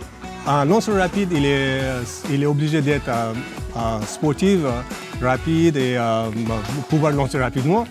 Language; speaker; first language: French; non-native, fluent; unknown